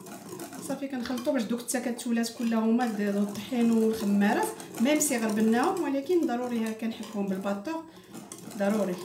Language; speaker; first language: Arabic; native; Arabic